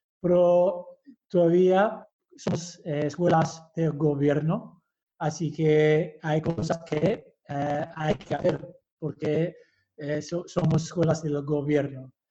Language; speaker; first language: Spanish; early bilingual, heritage; Basque